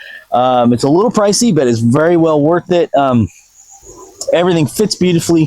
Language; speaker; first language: English; native; English